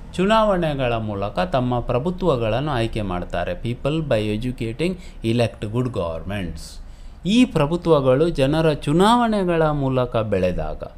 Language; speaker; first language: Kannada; non-native, local second language; Konkani